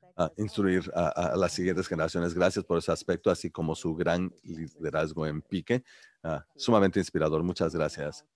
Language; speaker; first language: Spanish; early bilingual, heritage; Spanish